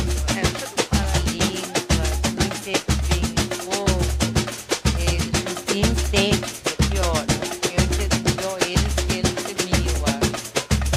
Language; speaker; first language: Portuguese; non-native, fluent; Danish